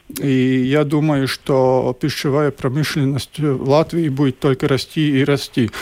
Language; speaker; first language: Russian; non-native, local second language; Latvian